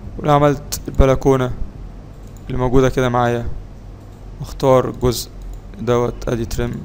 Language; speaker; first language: Arabic; native; Arabic